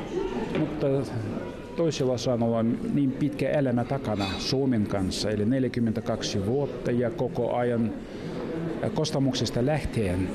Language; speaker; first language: Finnish; non-native, fluent; Russian